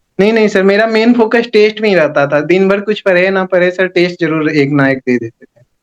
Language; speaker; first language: Hindi; native; Hindi